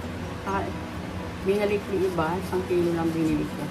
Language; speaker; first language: Filipino; native; Filipino